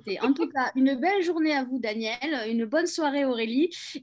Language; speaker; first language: French; native; French